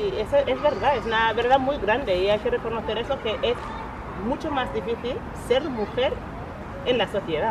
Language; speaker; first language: Spanish; non-native, fluent; English